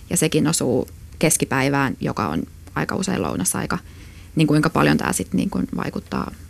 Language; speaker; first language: Finnish; native; Finnish